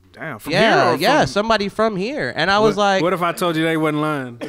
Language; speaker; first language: English; native; English